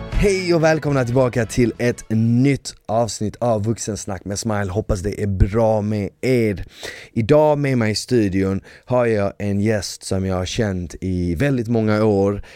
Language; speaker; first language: Swedish; native; Swedish